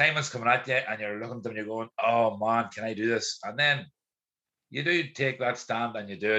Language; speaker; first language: English; native; English